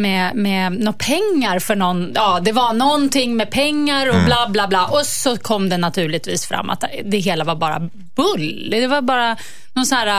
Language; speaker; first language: Swedish; native; Swedish